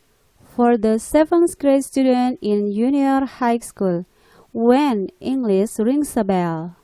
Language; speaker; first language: English; non-native, learner; Indonesian